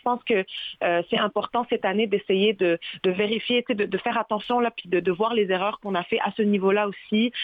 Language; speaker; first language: French; early bilingual, other home language; Arabic